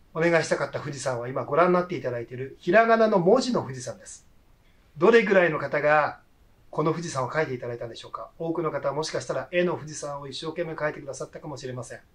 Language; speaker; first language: Japanese; native; Japanese